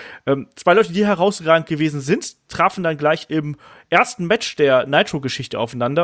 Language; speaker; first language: German; native; German